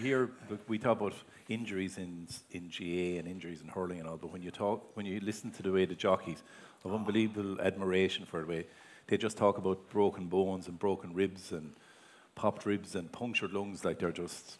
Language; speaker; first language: English; native; English